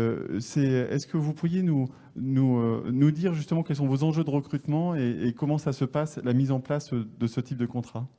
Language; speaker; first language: French; native; French